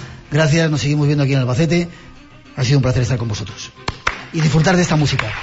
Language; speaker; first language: Spanish; native; Spanish